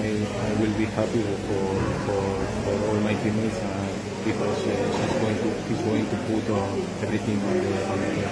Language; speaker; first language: English; non-native, learner; Spanish